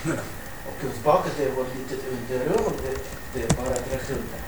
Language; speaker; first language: Swedish; non-native, fluent; Russian